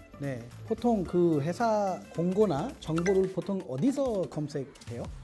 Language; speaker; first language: Korean; non-native, fluent; Hindi